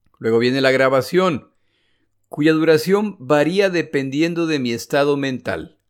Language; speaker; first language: Spanish; native; Spanish